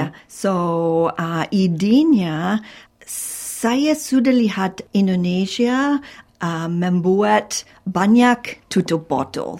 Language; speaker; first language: Indonesian; non-native, fluent; English